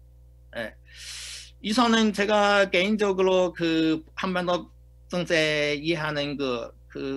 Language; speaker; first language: Korean; non-native, fluent; Chinese